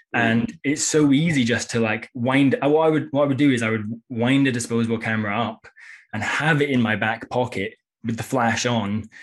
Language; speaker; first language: English; native; English